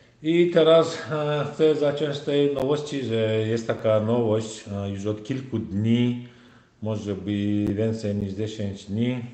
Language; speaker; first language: Polish; non-native, learner; Turkmen